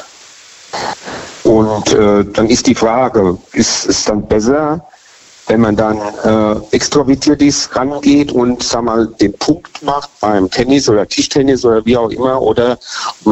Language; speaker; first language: German; native; German